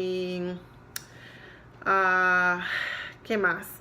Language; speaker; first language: Spanish; non-native, learner; English